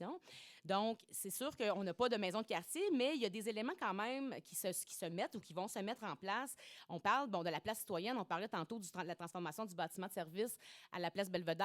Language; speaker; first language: French; native; French